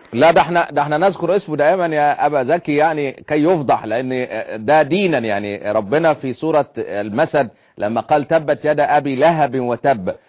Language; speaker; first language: Arabic; native; Arabic